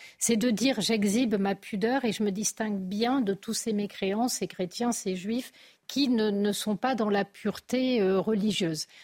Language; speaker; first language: French; native; French